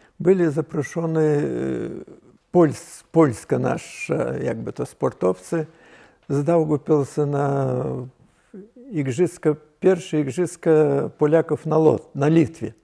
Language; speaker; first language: Polish; non-native, local second language; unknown